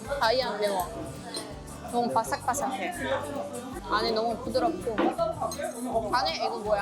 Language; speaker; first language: Korean; non-native, fluent; Russian